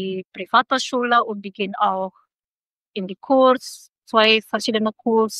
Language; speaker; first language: German; non-native, local second language; Indonesian